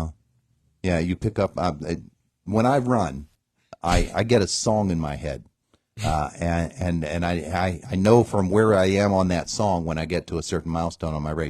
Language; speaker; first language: English; native; English